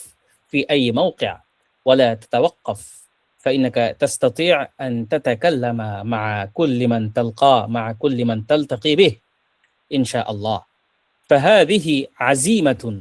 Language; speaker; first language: Arabic; non-native, fluent; Bangla